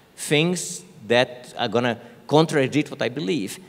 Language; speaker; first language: English; non-native, fluent; Portuguese